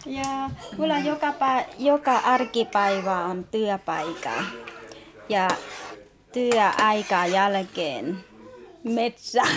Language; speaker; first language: Finnish; non-native, learner; Thai